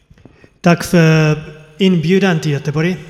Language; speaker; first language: Swedish; non-native, fluent; Finnish